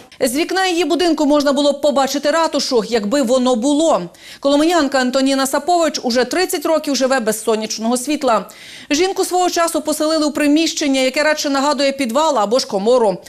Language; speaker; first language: Ukrainian; native; Ukrainian